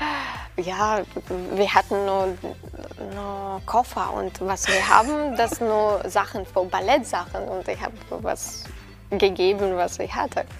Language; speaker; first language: German; non-native, learner; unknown